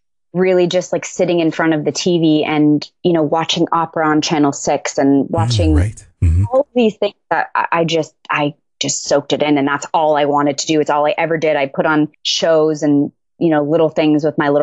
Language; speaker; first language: English; native; English